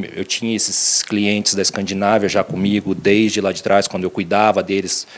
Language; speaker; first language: Portuguese; native; Portuguese